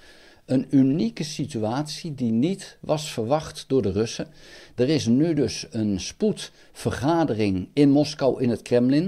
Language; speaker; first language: Dutch; native; Dutch